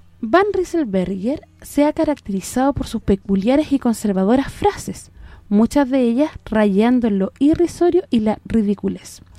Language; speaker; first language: Spanish; native; Spanish